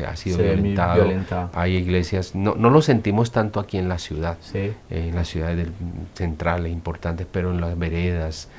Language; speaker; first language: Spanish; native; Spanish